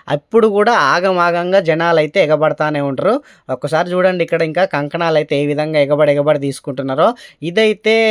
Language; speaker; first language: Telugu; native; Telugu